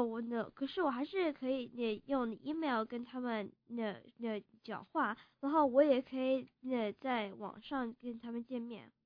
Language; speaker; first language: Chinese; early bilingual, heritage; Chinese